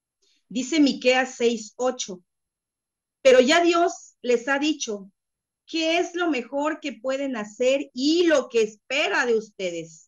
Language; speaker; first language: Spanish; native; Spanish